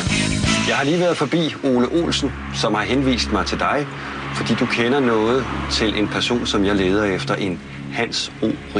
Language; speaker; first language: Danish; native; Danish